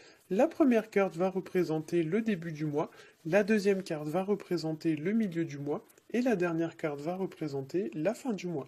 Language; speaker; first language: French; native; French